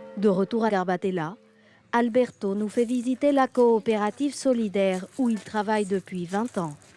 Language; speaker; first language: French; native; French